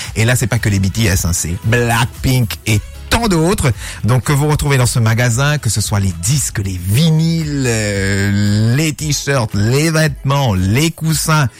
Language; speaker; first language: French; non-native, local second language; Morisyen